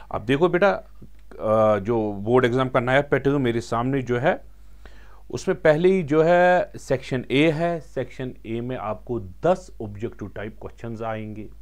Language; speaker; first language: Hindi; non-native, local second language; Kashmiri